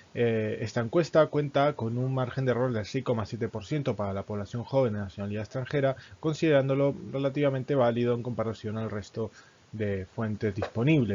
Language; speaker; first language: Spanish; native; Spanish